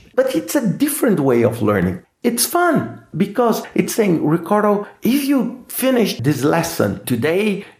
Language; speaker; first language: English; non-native, fluent; Portuguese